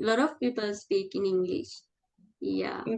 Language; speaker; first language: English; non-native, fluent; Sinhala